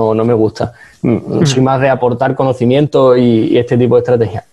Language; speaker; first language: Spanish; native; Spanish